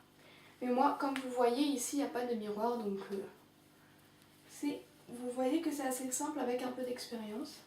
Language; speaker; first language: French; native; French